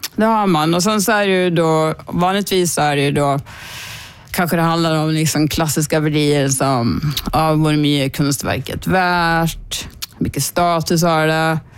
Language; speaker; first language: Swedish; native; Swedish